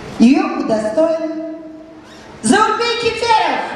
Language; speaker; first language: Russian; native; Russian